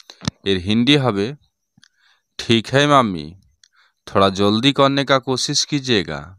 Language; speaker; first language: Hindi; non-native, learner; Bangla